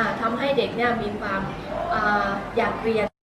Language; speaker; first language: Thai; native; Thai